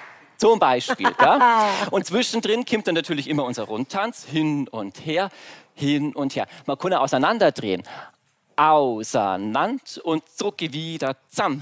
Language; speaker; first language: German; native; German